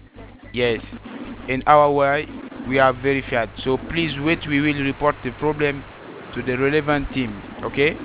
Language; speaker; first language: English; non-native, learner; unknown